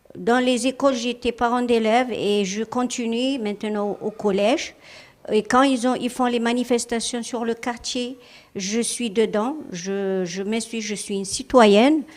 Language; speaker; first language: French; non-native, local second language; Arabic